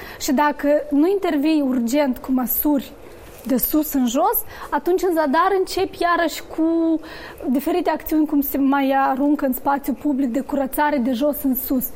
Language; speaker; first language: Romanian; native; Romanian